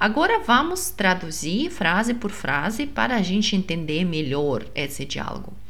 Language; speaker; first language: Portuguese; non-native, fluent; Russian